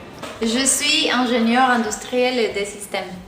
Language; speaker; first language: French; non-native, learner; Spanish